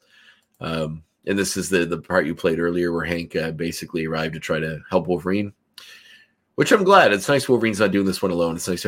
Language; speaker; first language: English; native; English